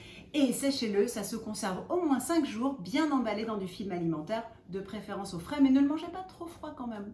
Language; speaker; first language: French; native; French